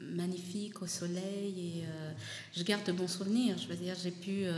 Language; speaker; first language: French; non-native, local second language; Lingala